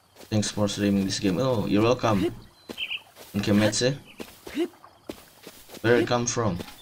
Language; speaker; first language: English; non-native, learner; Indonesian